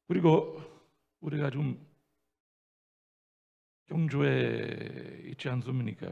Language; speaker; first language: Korean; non-native, fluent; Italian